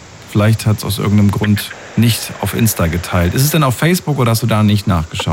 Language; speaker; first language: German; native; German